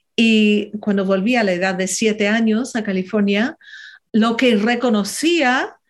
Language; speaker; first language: Spanish; non-native, fluent; English